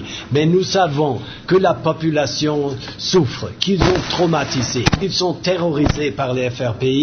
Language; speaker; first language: French; non-native, fluent; German